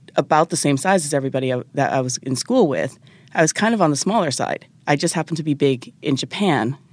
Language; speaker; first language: English; early bilingual, other home language; Japanese